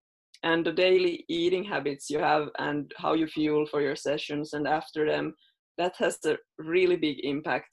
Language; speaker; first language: English; non-native, fluent; Finnish